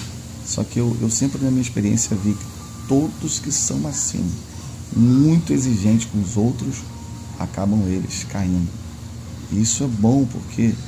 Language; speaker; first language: Portuguese; native; Portuguese